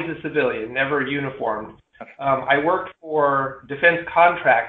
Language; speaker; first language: English; native; English